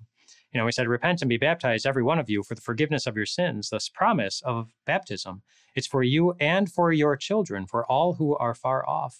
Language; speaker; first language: English; native; English